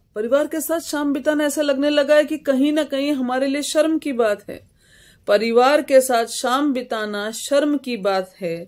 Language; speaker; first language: Hindi; native; Hindi